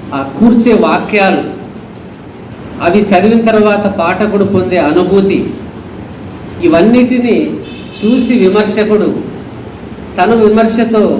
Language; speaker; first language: Telugu; native; Telugu